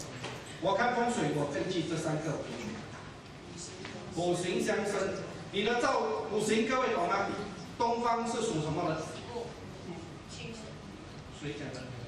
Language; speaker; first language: Chinese; native; Chinese